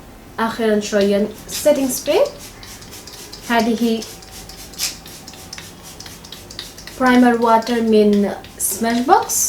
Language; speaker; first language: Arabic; non-native, local second language; Bangla